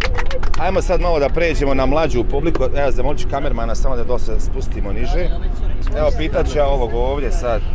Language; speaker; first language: Bosnian; native; Bosnian